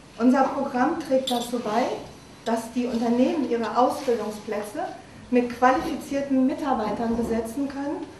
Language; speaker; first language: German; native; German